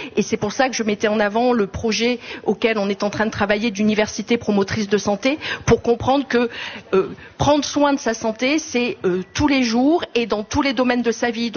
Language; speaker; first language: French; native; French